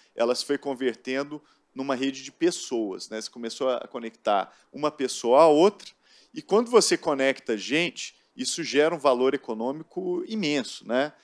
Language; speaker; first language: Portuguese; native; Portuguese